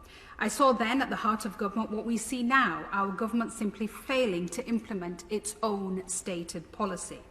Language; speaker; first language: English; native; English